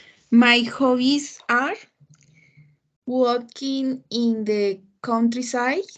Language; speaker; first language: English; non-native, learner; Spanish